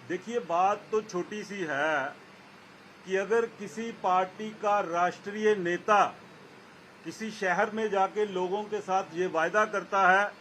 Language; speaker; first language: Hindi; non-native, local second language; Punjabi